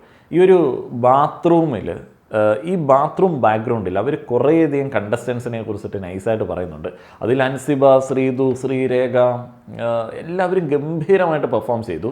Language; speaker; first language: Malayalam; native; Malayalam